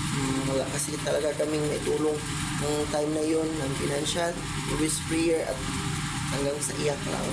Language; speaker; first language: Filipino; non-native, local second language; Cebuano